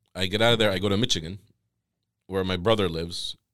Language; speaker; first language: English; non-native, fluent; Arabic